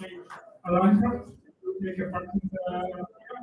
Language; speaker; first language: English; non-native, learner; Russian